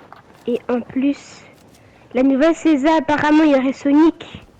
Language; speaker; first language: French; native; French